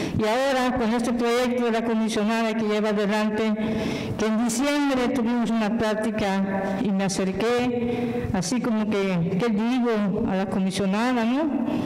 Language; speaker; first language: Spanish; non-native, local second language; Yucateco